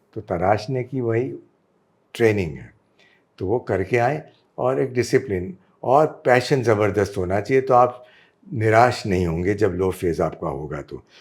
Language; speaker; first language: Hindi; non-native, local second language; Gujarati